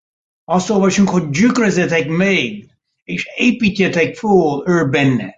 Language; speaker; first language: Hungarian; non-native, fluent; English